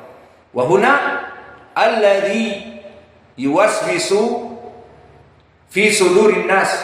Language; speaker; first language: Arabic; non-native, fluent; Indonesian